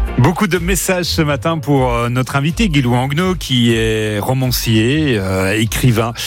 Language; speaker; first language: French; native; French